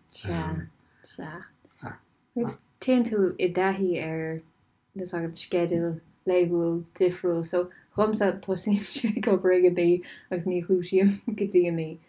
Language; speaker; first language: Irish; non-native, local second language; English